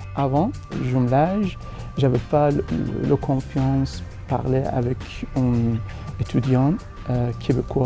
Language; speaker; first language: French; non-native, learner; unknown